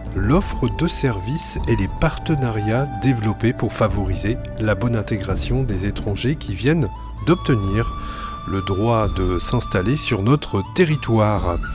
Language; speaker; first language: French; native; French